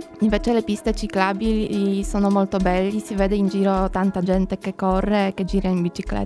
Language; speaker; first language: Italian; non-native, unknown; Polish